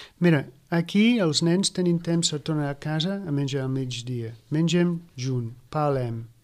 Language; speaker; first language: Catalan; non-native, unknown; English